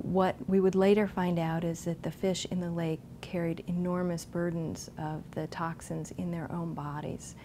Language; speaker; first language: English; native; English